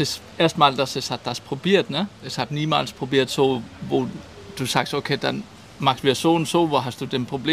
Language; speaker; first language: German; non-native, learner; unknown